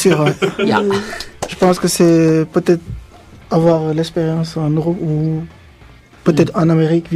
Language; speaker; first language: French; non-native, local second language; Wolof